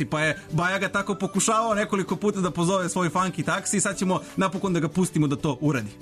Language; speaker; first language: Serbian; native; Serbian